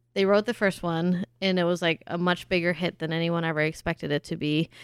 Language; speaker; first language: English; early bilingual, other home language; German